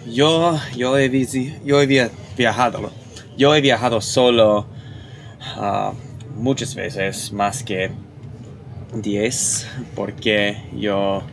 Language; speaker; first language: Spanish; non-native, learner; English